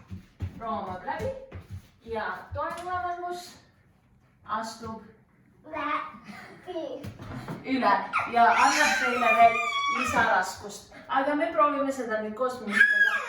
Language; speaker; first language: Estonian; native; Estonian